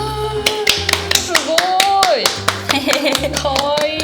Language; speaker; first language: Japanese; native; Japanese